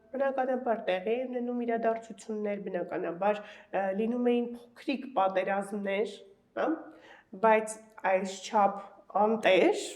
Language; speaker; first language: Armenian; native; Armenian